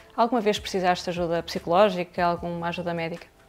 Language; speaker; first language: Portuguese; native; Portuguese